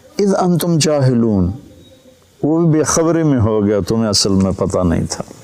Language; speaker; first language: Urdu; non-native, local second language; Punjabi